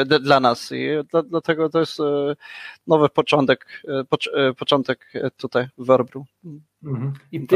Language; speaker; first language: Polish; non-native, learner; Swedish